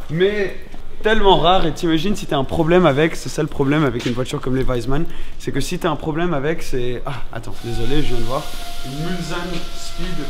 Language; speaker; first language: French; native; French